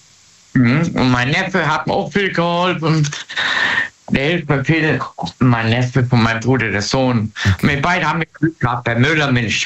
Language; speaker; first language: German; native; German